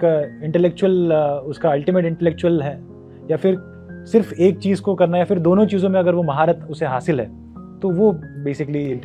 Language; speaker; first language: Hindi; native; Hindi